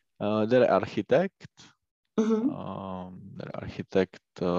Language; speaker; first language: German; non-native, learner; Czech